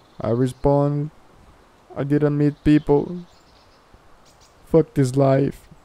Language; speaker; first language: English; non-native, fluent; Portuguese